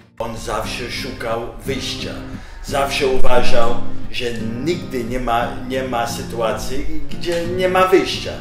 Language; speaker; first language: Polish; non-native, fluent; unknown